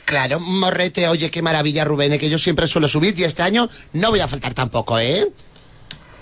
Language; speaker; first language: Spanish; native; Spanish